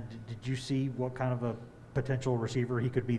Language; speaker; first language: English; native; English